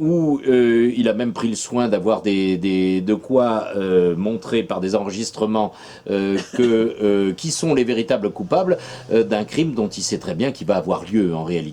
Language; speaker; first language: French; native; French